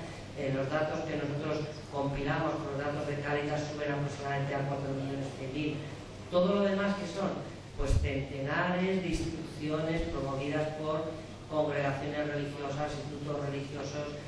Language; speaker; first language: Spanish; native; Spanish